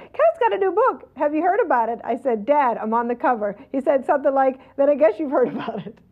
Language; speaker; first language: English; native; English